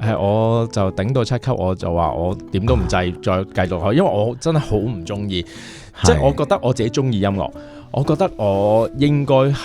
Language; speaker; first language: Cantonese; native; Cantonese